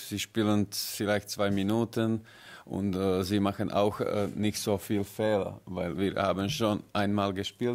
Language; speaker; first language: German; non-native, learner; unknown